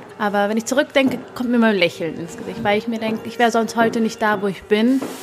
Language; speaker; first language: German; early bilingual, other home language; Amharic